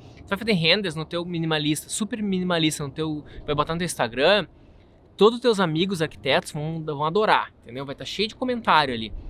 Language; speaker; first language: Portuguese; native; Portuguese